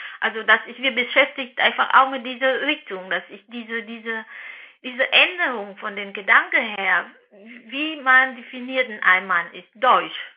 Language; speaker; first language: German; non-native, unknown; Vietnamese